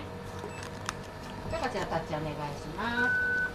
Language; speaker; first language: Japanese; native; Japanese